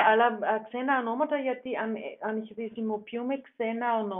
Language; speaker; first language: Greek; non-native, learner; German